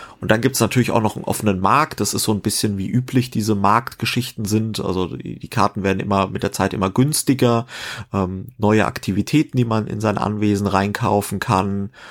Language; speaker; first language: German; native; German